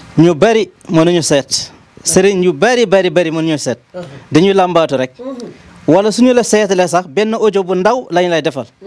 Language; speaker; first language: Wolof; non-native, local second language; Fula